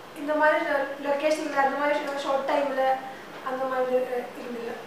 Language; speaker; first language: Tamil; non-native, learner; Malayalam